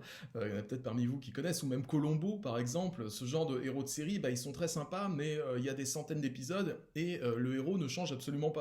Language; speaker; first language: French; native; French